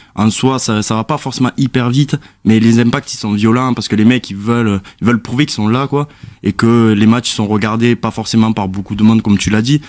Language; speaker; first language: French; native; French